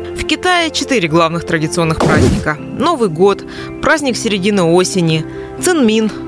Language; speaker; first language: Russian; non-native, fluent; Chinese